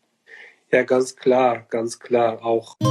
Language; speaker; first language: German; non-native, learner; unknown